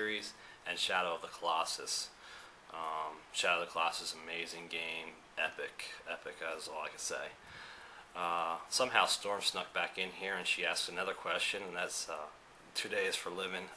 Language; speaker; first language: English; early bilingual, other home language; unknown